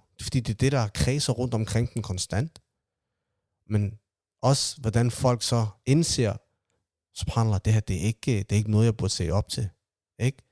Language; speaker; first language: Danish; early bilingual, other home language; Somali